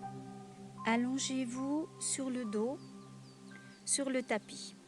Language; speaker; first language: French; native; French